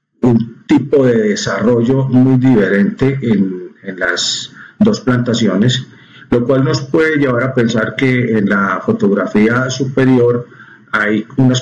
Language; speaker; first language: Spanish; native; Spanish